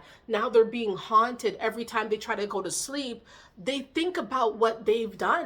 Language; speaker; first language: English; native; English